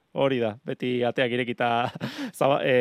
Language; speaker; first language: Basque; native; Basque